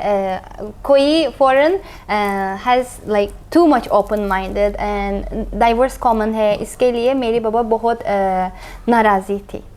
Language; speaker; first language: Hindi; non-native, learner; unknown